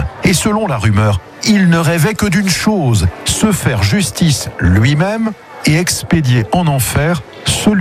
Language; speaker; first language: French; native; French